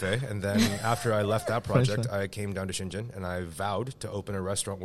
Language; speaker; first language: English; non-native, fluent; Chinese